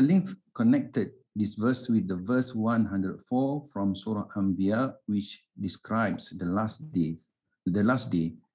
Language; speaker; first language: English; non-native, local second language; Malay